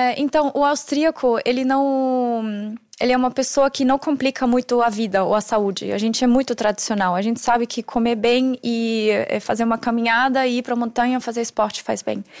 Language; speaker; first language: Portuguese; non-native, fluent; German